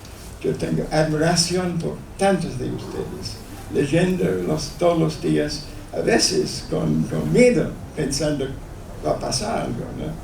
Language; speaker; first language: Spanish; non-native, fluent; English